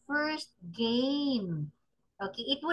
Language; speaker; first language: English; non-native, fluent; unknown